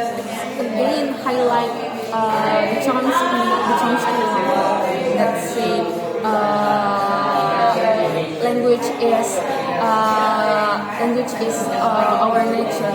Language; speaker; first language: English; non-native, learner; Indonesian